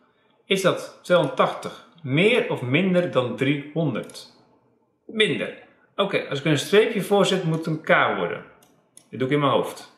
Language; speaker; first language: Dutch; native; Dutch